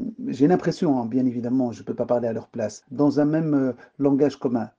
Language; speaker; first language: French; early bilingual, other home language; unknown